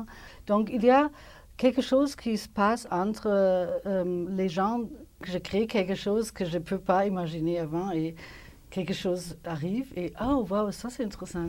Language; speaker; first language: French; non-native, fluent; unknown